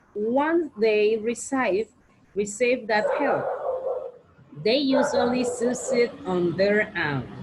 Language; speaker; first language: English; non-native, learner; Spanish